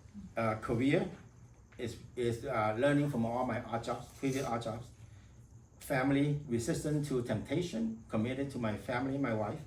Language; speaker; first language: English; non-native, fluent; Vietnamese